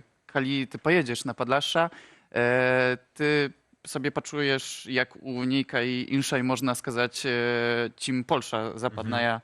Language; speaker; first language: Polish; non-native, local second language; Ukrainian